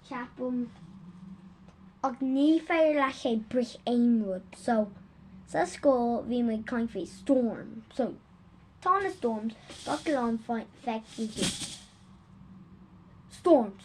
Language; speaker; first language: Irish; non-native, local second language; English